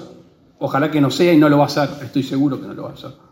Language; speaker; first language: Spanish; native; Spanish